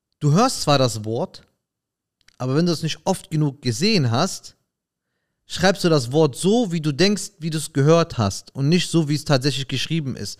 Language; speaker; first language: German; early bilingual, other home language; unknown